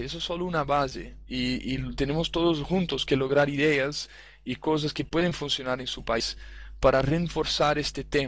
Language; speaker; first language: Spanish; non-native, fluent; Portuguese